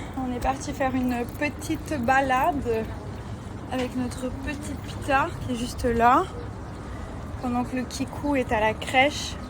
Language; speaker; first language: French; native; French